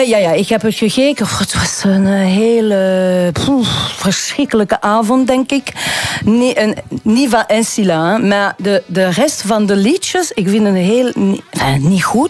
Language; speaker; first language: Dutch; non-native, local second language; French